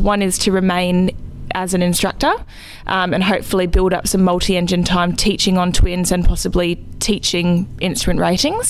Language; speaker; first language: English; native; English